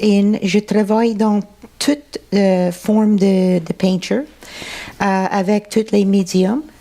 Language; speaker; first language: French; non-native, local second language; English